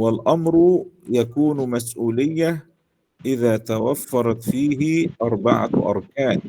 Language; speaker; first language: Arabic; native; Arabic